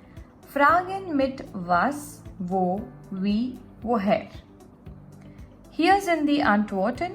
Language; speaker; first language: German; non-native, learner; Gujarati